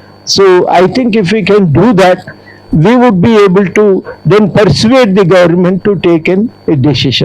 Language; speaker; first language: English; non-native, local second language; Telugu